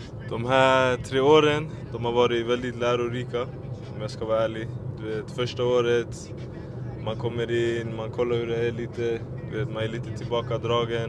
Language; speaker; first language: Swedish; native; Swedish